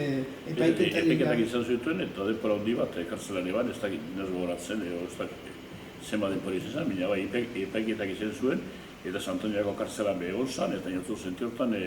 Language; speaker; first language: Basque; native; Basque